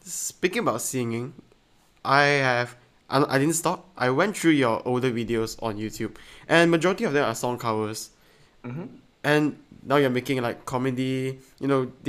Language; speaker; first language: English; non-native, local second language; Chinese